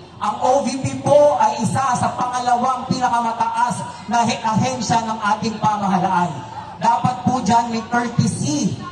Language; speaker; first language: Filipino; native; Filipino